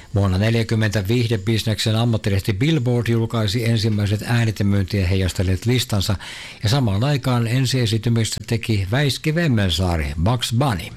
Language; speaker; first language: Finnish; native; Finnish